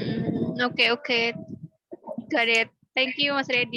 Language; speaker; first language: English; non-native, learner; Indonesian